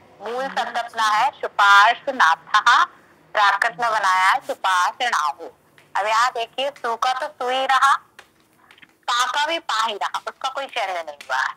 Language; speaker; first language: Hindi; native; Hindi